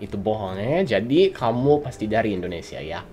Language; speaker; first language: Indonesian; non-native, fluent; English